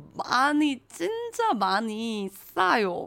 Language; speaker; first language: Korean; non-native, fluent; Chinese